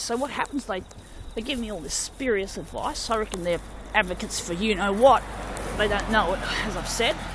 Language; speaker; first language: English; native; English